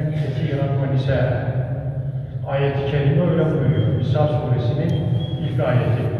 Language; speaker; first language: Turkish; native; Turkish